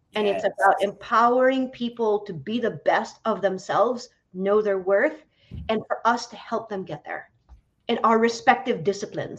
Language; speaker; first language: English; native; English